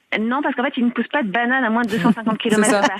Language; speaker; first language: French; native; French